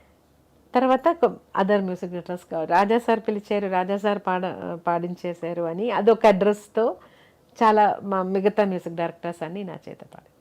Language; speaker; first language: Telugu; non-native, local second language; Malayalam